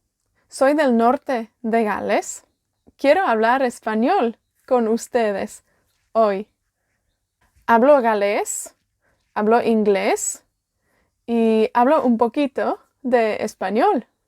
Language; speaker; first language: Spanish; non-native, learner; Welsh